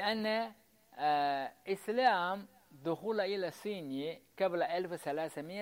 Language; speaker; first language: Arabic; non-native, learner; Chinese